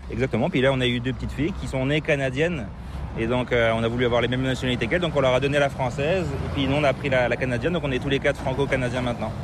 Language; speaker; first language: French; native; French